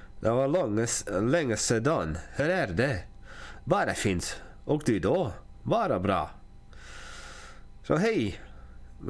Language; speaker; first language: Swedish; non-native, learner; English